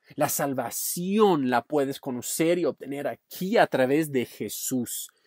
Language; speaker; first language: Spanish; non-native, fluent; English